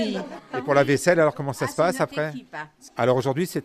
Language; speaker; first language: French; native; French